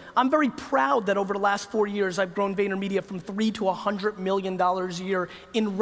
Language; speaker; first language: English; native; English